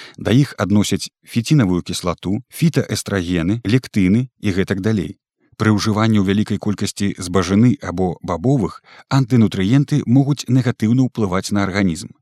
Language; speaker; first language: Belarusian; native; Belarusian